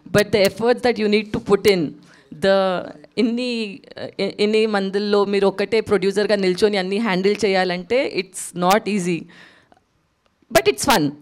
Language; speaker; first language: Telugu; non-native, local second language; Hindi